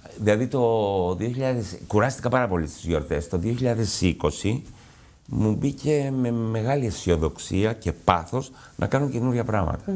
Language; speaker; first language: Greek; early bilingual, heritage; Greek